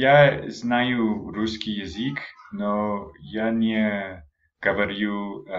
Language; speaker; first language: Russian; non-native, learner; English